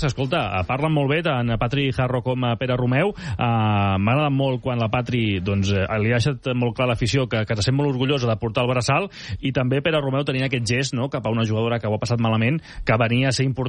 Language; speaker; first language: Catalan; native; Catalan